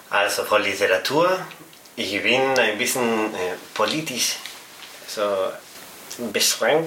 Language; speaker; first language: German; non-native, fluent; Spanish